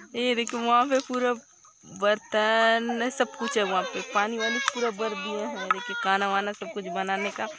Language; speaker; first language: Hindi; native; Hindi